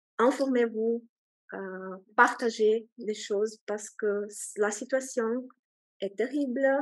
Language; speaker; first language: French; non-native, fluent; Portuguese